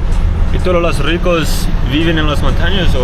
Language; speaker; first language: Spanish; non-native, learner; English